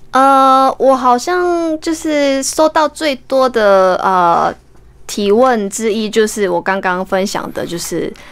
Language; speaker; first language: Chinese; non-native, fluent; Korean